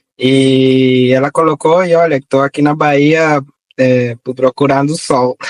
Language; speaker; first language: Portuguese; non-native, fluent; Spanish